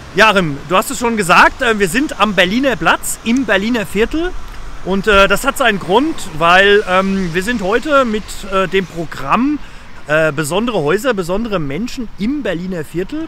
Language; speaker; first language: German; native; German